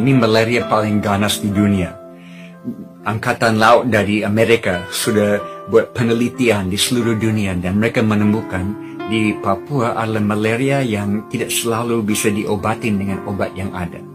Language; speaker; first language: Indonesian; non-native, fluent; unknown